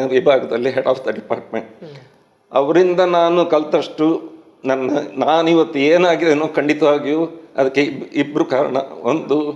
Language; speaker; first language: Kannada; native; Kannada